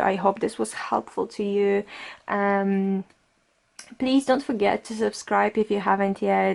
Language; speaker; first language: English; non-native, fluent; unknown